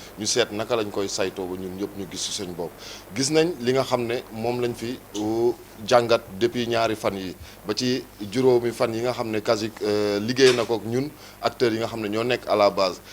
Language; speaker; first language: Wolof; non-native, local second language; Serer